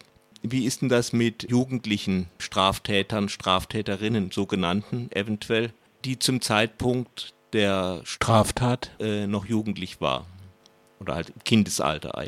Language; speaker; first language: German; native; German